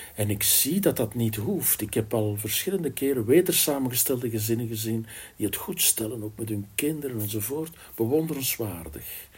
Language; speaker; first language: Dutch; native; Dutch